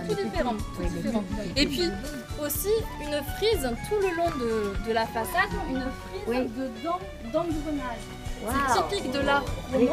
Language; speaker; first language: French; native; French